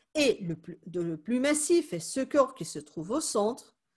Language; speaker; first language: French; non-native, fluent; Spanish